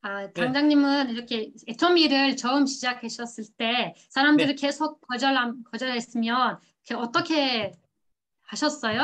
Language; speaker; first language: Korean; non-native, learner; Turkish